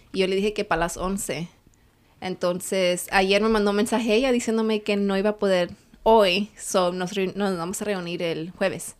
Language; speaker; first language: Spanish; early bilingual, heritage; Spanish